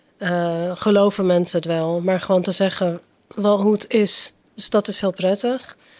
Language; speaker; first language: Dutch; early bilingual, other home language; Persian